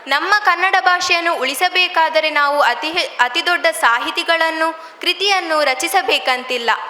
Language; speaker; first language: Kannada; native; Kannada